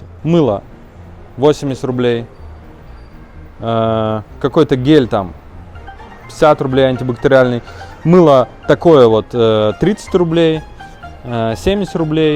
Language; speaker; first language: Russian; native; Russian